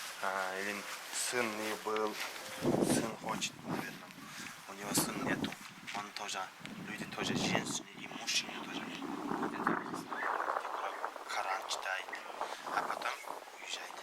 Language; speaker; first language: Russian; non-native, local second language; Kyrgyz